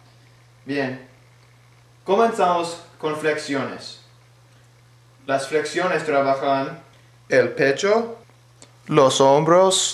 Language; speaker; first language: Spanish; non-native, learner; English